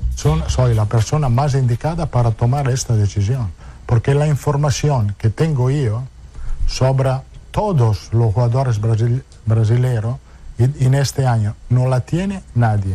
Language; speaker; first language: Spanish; non-native, fluent; Italian